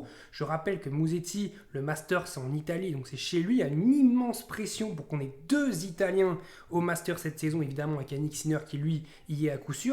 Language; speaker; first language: French; native; French